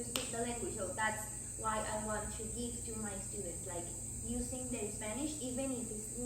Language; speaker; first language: English; non-native, learner; Spanish